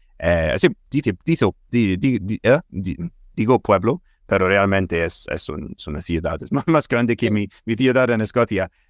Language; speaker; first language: Spanish; non-native, fluent; English